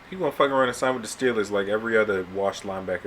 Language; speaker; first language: English; native; English